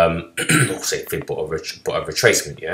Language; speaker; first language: English; native; English